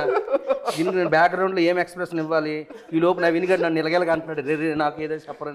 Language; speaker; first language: Telugu; native; Telugu